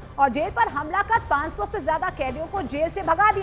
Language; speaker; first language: Hindi; native; Hindi